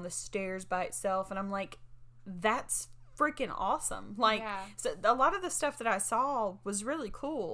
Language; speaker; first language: English; native; English